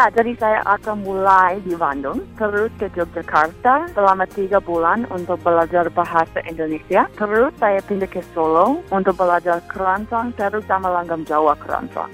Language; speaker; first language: Indonesian; non-native, fluent; English